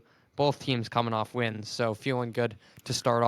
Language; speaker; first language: English; native; English